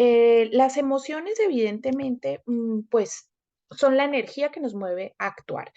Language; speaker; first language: Spanish; native; Spanish